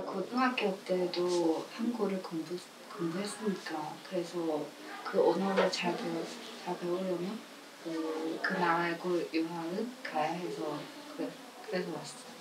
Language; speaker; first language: Korean; non-native, learner; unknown